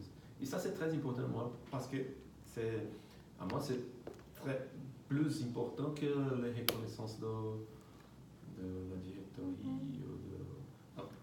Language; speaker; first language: French; non-native, learner; Portuguese